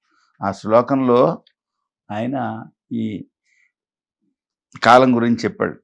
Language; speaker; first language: Telugu; native; Telugu